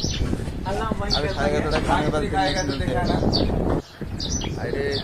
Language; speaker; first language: Hindi; non-native, local second language; Odia